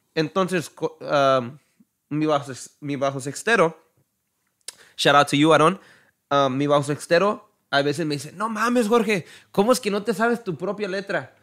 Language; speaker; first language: Spanish; early bilingual, heritage; Spanish